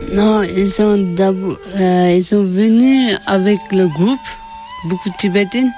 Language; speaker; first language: French; non-native, learner; Tibetan